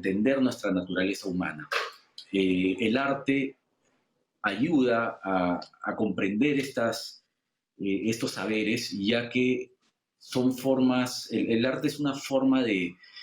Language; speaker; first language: Spanish; native; Spanish